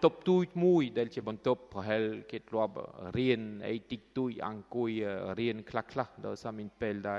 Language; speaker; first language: Khmer; non-native, fluent; French